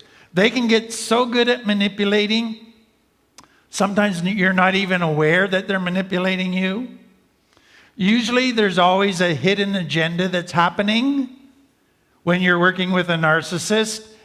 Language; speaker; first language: English; native; English